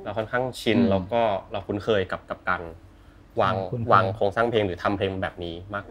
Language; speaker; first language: Thai; native; Thai